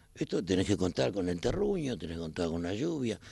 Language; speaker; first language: Spanish; native; Spanish